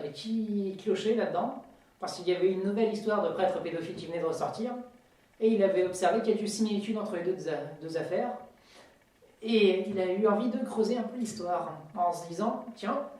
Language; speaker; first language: French; native; French